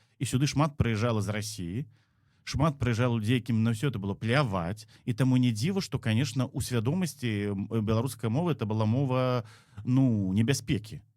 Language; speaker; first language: Belarusian; native; Belarusian